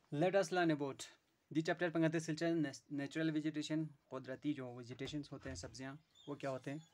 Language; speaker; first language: Hindi; non-native, local second language; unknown